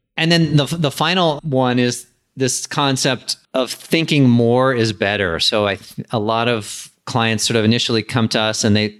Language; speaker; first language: English; native; English